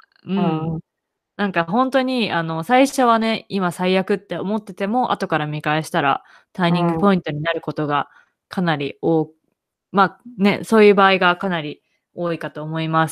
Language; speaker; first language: Japanese; native; Japanese